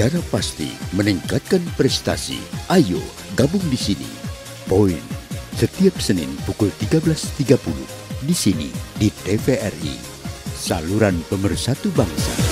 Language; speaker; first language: Indonesian; native; Indonesian